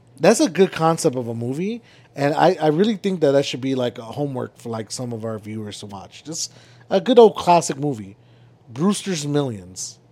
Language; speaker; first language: English; early bilingual, other home language; Spanish